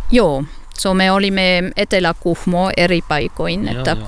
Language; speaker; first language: Finnish; non-native, learner; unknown